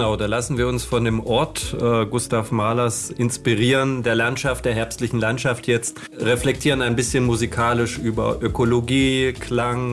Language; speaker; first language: German; native; German